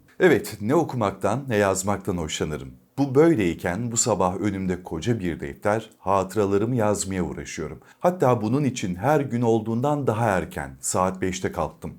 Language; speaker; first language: Turkish; native; Turkish